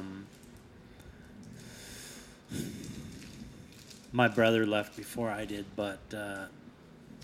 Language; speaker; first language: English; native; English